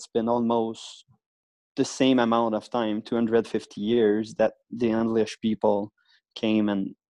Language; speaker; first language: English; non-native, fluent; French